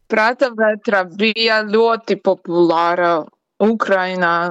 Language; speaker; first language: Latvian; non-native, learner; Ukrainian